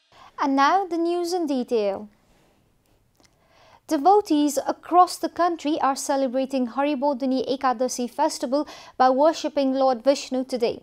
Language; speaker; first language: English; non-native, local second language; Nepali